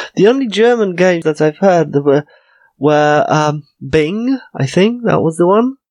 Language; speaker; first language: English; non-native, fluent; Polish